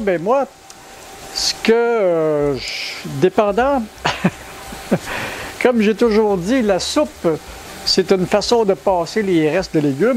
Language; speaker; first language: French; native; French